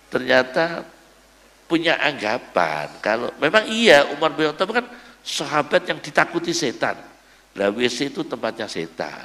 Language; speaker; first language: Indonesian; native; Indonesian